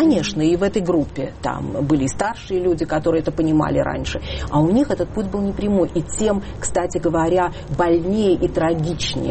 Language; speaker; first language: Russian; native; Russian